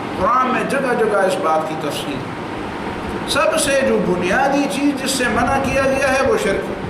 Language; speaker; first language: Urdu; non-native, local second language; Pashto